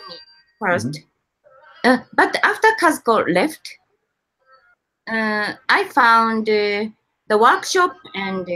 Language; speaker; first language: English; non-native, learner; Japanese